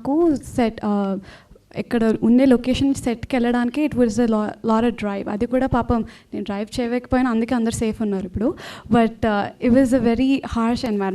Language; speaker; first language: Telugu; early bilingual, heritage; Telugu